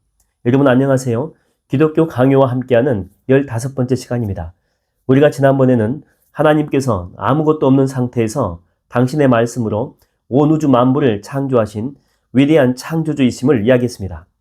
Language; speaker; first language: Korean; native; Korean